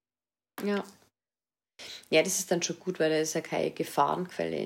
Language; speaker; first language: German; native; German